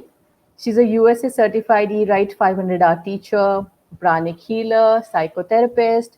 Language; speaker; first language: English; non-native, local second language; Hindi